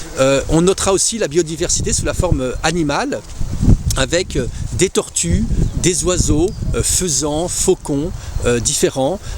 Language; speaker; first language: French; native; French